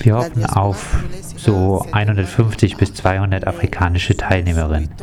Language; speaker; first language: German; non-native, fluent; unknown